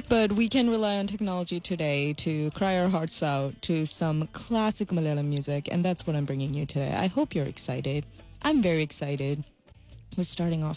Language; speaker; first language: English; non-native, local second language; Malayalam